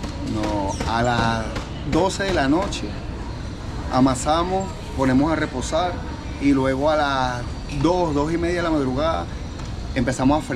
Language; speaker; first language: Spanish; native; Spanish